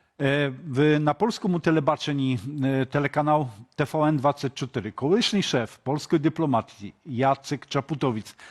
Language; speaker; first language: Polish; non-native, learner; Ukrainian